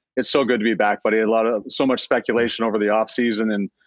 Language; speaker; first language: English; native; English